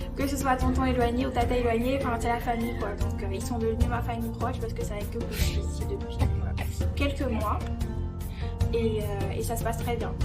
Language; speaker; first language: French; native; French